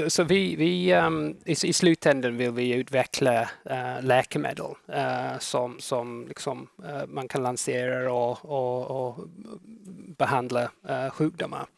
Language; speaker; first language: Swedish; non-native, fluent; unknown